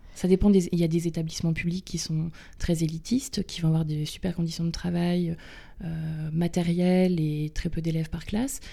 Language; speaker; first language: French; native; French